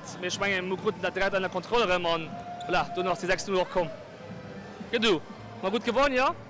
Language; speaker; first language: German; non-native, local second language; Luxembourgish